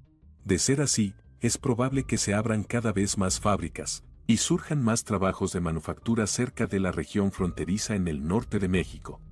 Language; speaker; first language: Spanish; native; Spanish